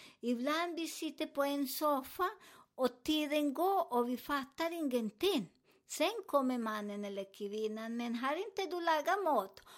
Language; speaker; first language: Swedish; non-native, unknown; Spanish